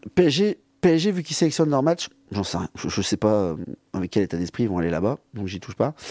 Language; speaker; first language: French; native; French